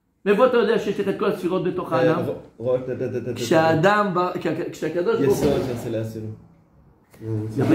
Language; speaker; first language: Hebrew; non-native, fluent; French